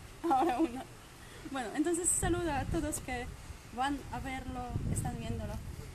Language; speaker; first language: Spanish; non-native, fluent; Polish